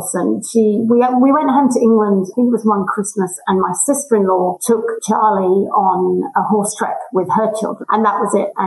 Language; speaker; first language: English; native; English